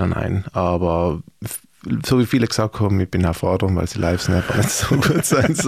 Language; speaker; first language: German; native; German